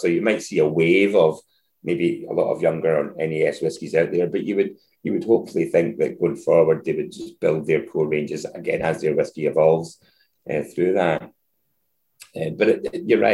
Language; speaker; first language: English; native; English